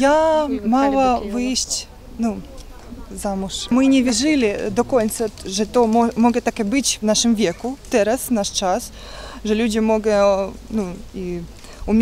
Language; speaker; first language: Polish; non-native, learner; Ukrainian